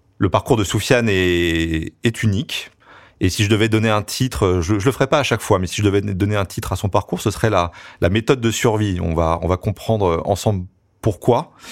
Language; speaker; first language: French; native; French